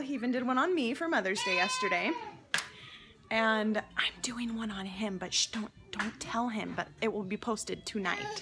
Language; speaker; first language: English; native; English